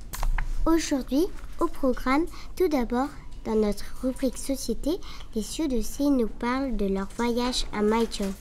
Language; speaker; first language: French; non-native, learner; Vietnamese